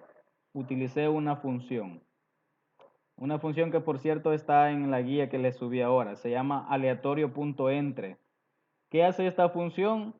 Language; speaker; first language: Spanish; native; Spanish